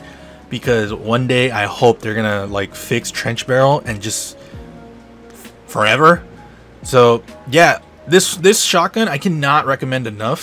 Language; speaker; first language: English; native; English